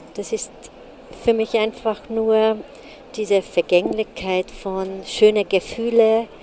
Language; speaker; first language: German; non-native, fluent; Hungarian